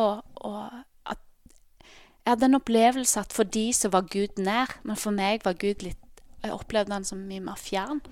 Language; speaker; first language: Norwegian; native; Norwegian